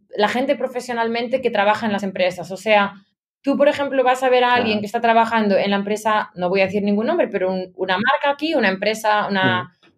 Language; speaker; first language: Spanish; native; Spanish